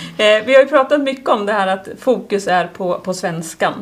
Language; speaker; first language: Swedish; native; Swedish